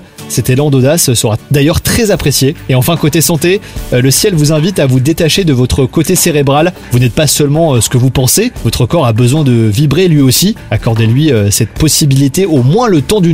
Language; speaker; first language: French; native; French